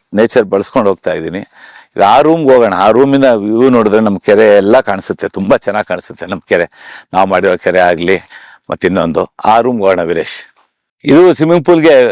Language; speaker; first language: Kannada; native; Kannada